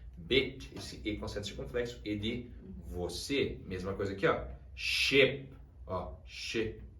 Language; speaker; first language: Portuguese; early bilingual, heritage; Portuguese